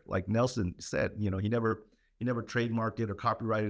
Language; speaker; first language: English; native; English